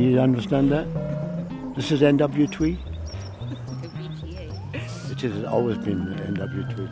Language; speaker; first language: English; native; English